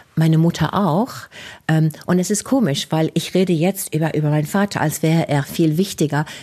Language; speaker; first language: German; non-native, fluent; English